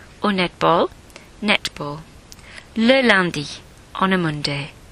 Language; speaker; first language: English; native; English